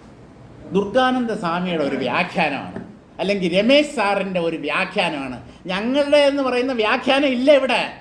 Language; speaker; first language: Malayalam; native; Malayalam